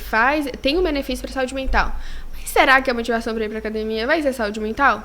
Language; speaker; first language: Portuguese; native; Portuguese